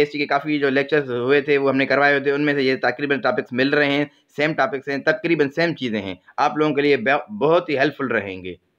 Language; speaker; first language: Urdu; non-native, local second language; Sindhi